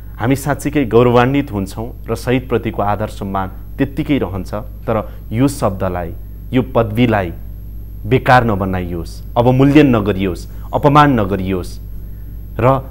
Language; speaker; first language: Nepali; native; Nepali